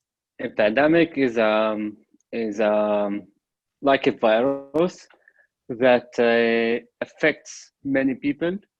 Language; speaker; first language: English; non-native, fluent; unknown